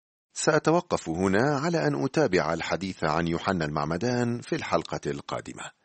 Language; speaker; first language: Arabic; native; Arabic